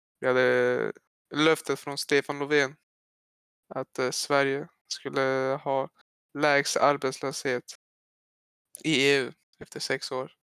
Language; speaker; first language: Swedish; early bilingual, other home language; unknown